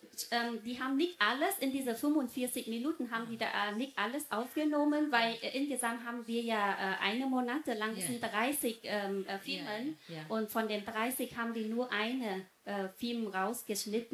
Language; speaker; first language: German; non-native, fluent; Vietnamese